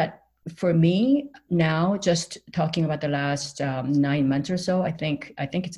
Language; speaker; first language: English; non-native, fluent; Korean